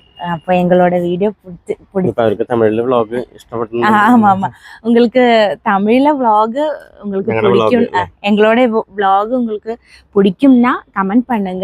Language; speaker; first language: Tamil; non-native, learner; Malayalam